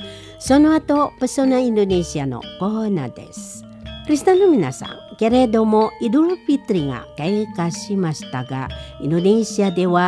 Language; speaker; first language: Japanese; non-native, learner; Indonesian